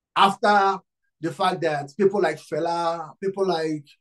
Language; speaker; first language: English; non-native, local second language; Yoruba